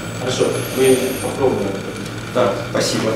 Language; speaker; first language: Russian; non-native, learner; Korean